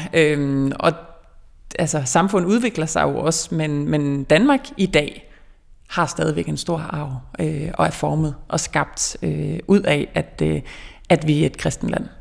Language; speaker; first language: Danish; native; Danish